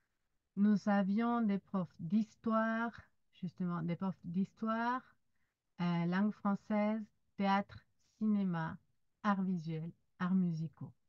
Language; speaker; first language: French; non-native, fluent; Spanish